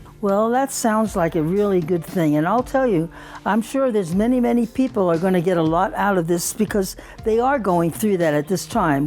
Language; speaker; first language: English; native; English